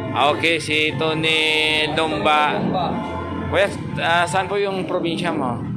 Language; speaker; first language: Filipino; non-native, local second language; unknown